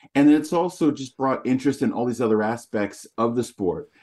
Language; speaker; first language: English; native; English